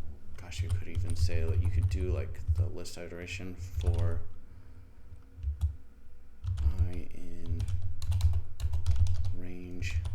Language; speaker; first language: English; native; English